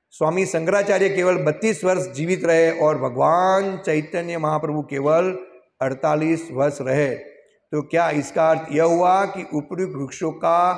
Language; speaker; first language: Hindi; non-native, local second language; Gujarati